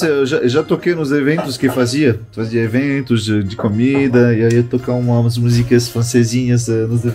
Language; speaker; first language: Portuguese; non-native, fluent; French